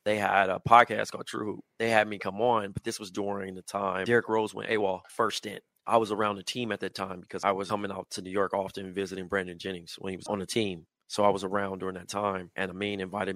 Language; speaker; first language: English; native; English